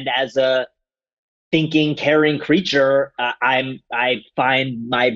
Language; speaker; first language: English; native; English